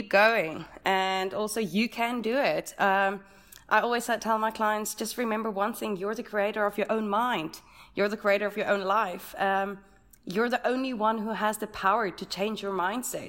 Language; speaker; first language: English; non-native, local second language; Afrikaans